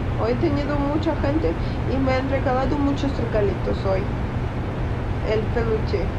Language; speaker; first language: Spanish; non-native, fluent; Ukrainian